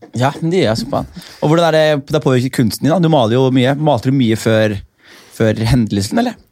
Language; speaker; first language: Norwegian; early bilingual, other home language; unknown